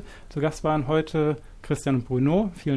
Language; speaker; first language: German; native; German